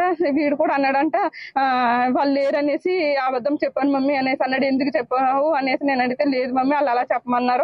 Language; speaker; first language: Telugu; native; Telugu